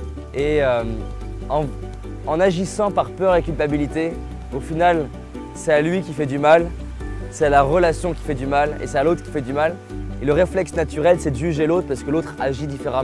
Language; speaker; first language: French; native; French